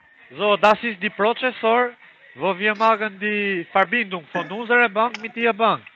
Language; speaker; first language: German; early bilingual, other home language; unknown